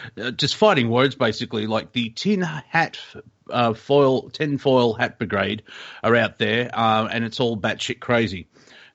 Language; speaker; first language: English; native; English